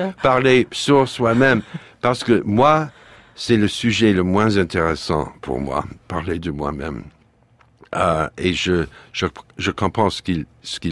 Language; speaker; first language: French; non-native, fluent; English